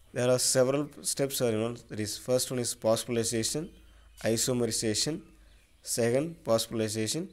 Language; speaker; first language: English; non-native, local second language; Tamil